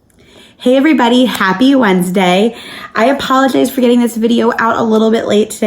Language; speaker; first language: English; native; English